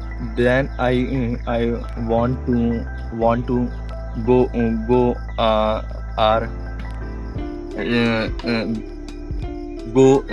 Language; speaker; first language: English; non-native, learner; Hindi